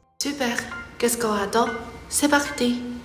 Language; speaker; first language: French; non-native, learner; Chinese